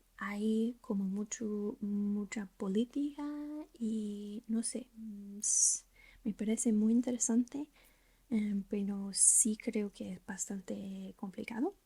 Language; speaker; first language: Spanish; non-native, learner; English